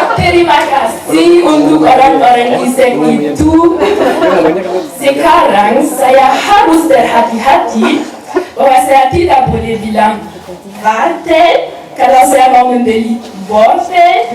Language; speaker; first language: Indonesian; non-native, learner; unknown